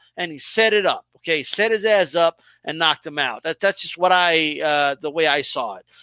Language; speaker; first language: English; early bilingual, other home language; Spanish